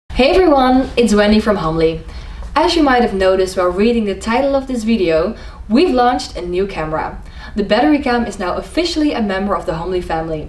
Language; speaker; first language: English; non-native, fluent; Dutch